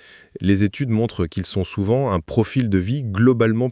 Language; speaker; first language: French; native; French